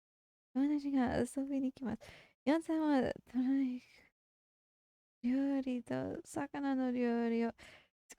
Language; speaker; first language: Japanese; non-native, learner; English